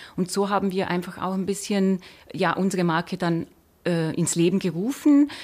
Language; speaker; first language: German; native; German